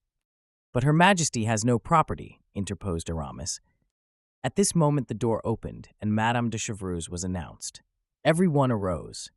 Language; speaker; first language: English; native; English